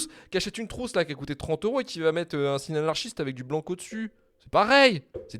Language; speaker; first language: French; native; French